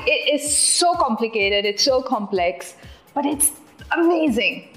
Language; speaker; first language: English; non-native, local second language; Tamil